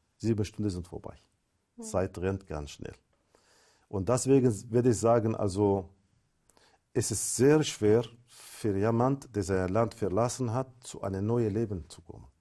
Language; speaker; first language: German; non-native, fluent; Arabic